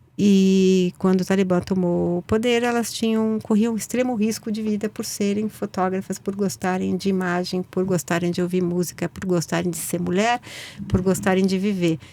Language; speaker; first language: Portuguese; native; Portuguese